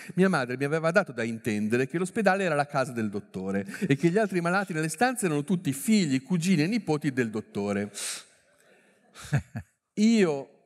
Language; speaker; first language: Italian; native; Italian